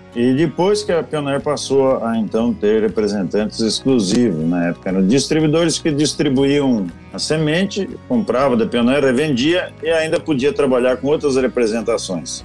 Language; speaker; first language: Portuguese; native; Portuguese